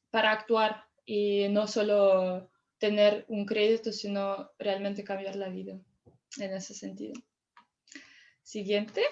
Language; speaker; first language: Spanish; non-native, fluent; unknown